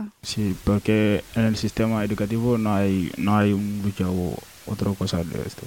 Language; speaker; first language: Spanish; non-native, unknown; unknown